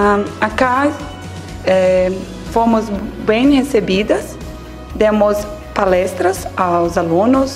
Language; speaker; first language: Spanish; non-native, learner; Portuguese